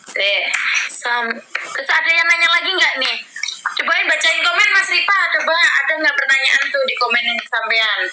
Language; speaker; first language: Indonesian; non-native, local second language; Javanese